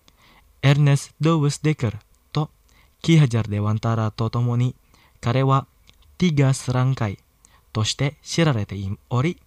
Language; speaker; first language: Japanese; non-native, fluent; Indonesian